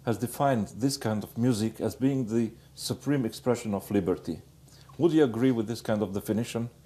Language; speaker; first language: English; non-native, fluent; Romanian